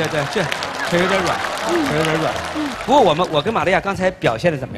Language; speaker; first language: Chinese; native; Chinese